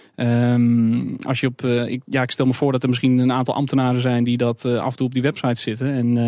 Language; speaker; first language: Dutch; native; Dutch